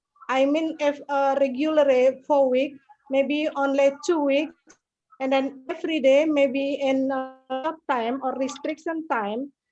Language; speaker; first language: English; non-native, learner; Indonesian